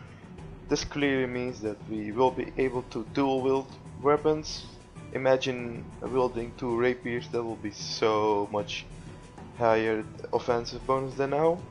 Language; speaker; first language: English; non-native, fluent; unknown